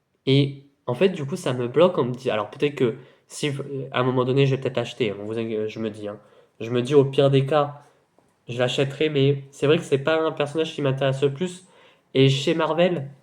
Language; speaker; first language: French; native; French